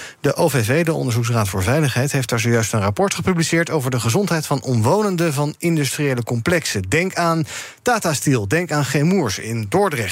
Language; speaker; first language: Dutch; native; Dutch